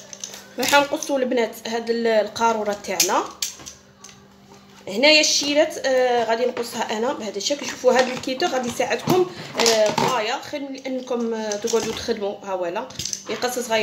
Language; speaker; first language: Arabic; native; Arabic